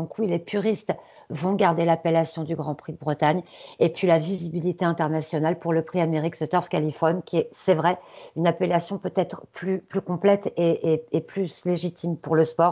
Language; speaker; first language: French; native; French